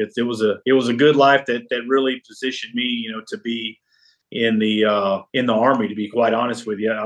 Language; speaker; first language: English; native; English